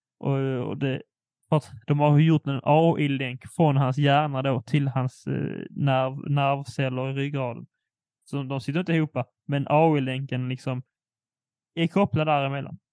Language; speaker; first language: Swedish; early bilingual, other home language; Polish